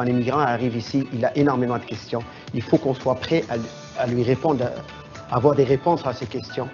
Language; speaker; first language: French; non-native, local second language; Arabic